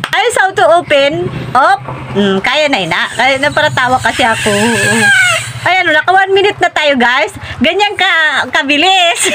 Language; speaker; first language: Filipino; non-native, local second language; Hiligaynon